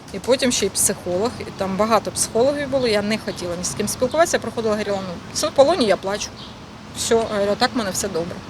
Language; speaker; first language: Ukrainian; non-native, local second language; Russian